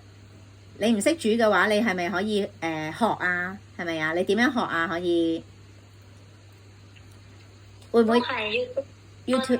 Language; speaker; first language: Cantonese; native; Cantonese